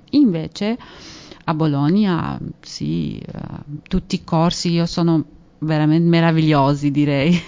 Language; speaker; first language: Italian; non-native, fluent; Persian